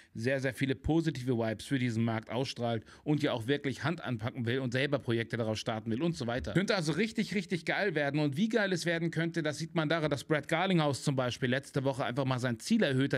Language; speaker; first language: German; native; German